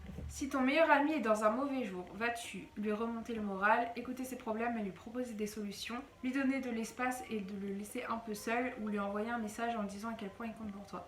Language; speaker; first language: French; native; French